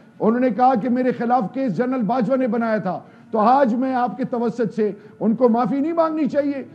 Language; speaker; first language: Urdu; non-native, local second language; Pashto